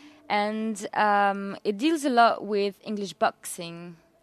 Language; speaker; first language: English; non-native, fluent; French